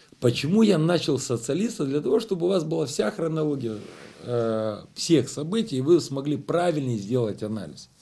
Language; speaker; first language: Russian; non-native, local second language; Romanian